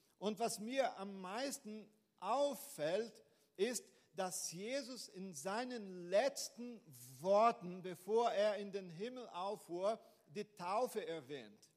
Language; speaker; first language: German; non-native, fluent; Portuguese